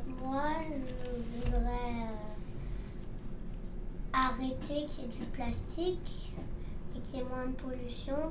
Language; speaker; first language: French; early bilingual, heritage; French